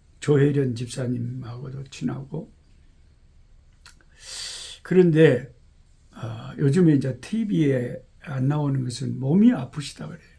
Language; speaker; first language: Korean; native; Korean